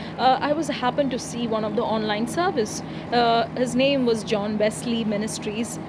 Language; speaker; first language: English; non-native, local second language; Tamil